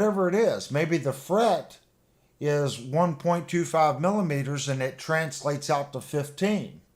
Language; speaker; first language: English; native; English